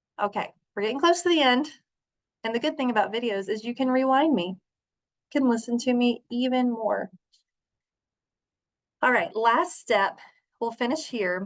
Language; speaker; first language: English; native; English